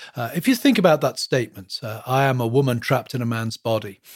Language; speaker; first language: English; native; English